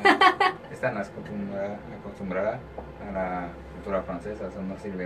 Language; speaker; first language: Spanish; non-native, learner; French